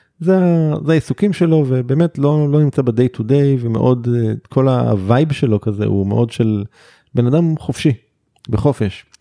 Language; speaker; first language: Hebrew; native; Hebrew